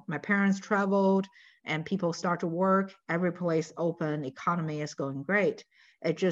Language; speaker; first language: English; non-native, fluent; Chinese